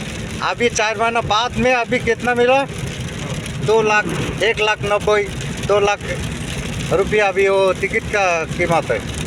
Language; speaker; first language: Hindi; non-native, learner; Bangla